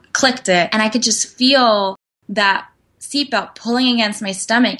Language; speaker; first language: English; native; English